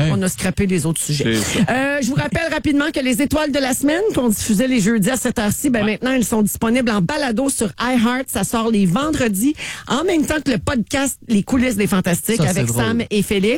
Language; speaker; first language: French; native; French